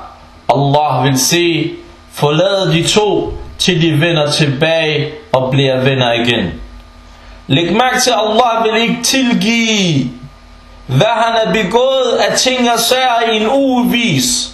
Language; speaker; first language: Danish; non-native, local second language; Arabic